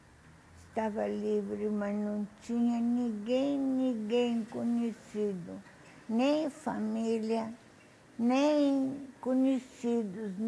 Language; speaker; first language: Portuguese; non-native, fluent; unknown